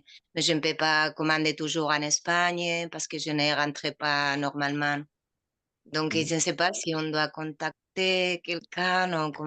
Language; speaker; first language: French; non-native, fluent; Spanish